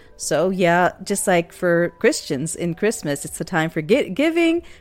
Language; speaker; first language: English; non-native, local second language; Urdu